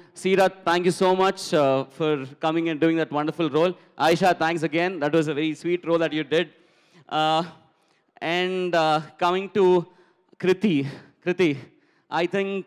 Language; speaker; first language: English; non-native, local second language; Telugu